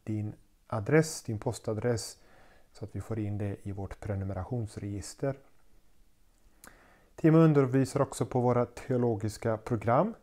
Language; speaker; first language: Swedish; native; Swedish